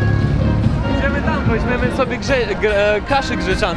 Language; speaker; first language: Polish; non-native, learner; Russian